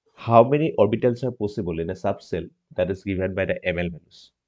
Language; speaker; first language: English; non-native, local second language; Assamese